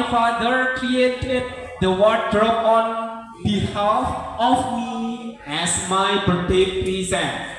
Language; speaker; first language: English; non-native, learner; Indonesian